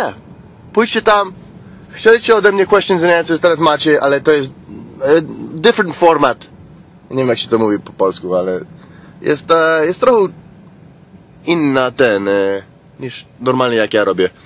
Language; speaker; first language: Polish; early bilingual, heritage; Polish